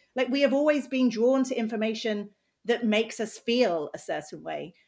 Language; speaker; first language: English; native; English